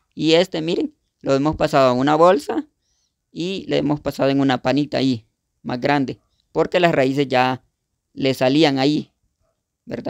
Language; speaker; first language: Spanish; native; Spanish